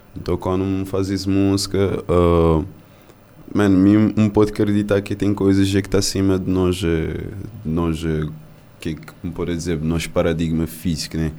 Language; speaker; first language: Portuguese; non-native, local second language; Kabuverdianu